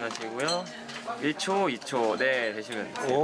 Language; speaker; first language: Korean; native; Korean